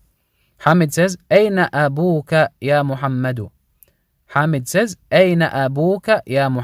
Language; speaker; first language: Arabic; non-native, fluent; English